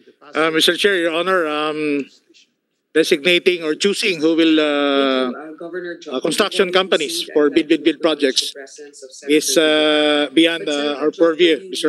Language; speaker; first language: English; non-native, local second language; Filipino